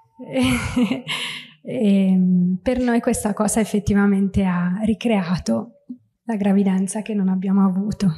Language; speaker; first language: Italian; native; Italian